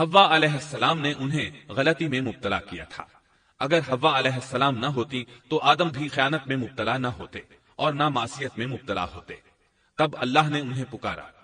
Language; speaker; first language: Urdu; native; Urdu